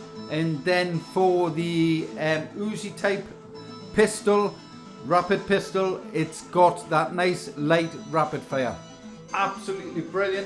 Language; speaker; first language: English; native; English